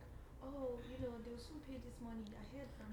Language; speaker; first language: English; non-native, local second language; Yoruba